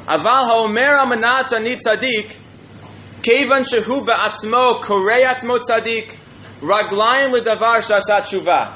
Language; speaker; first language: Hebrew; non-native, fluent; English